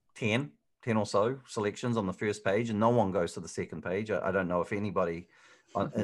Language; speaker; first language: English; native; English